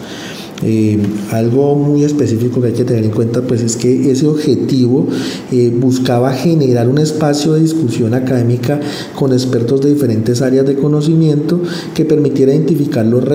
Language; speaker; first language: Spanish; native; Spanish